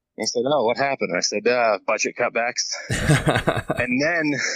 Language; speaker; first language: English; native; English